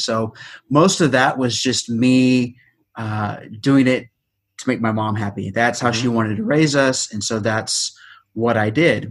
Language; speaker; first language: English; native; English